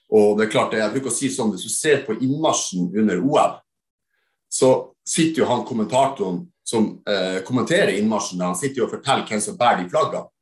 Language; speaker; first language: Norwegian; native; Norwegian